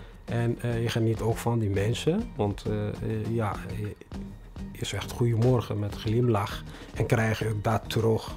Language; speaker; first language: Dutch; non-native, fluent; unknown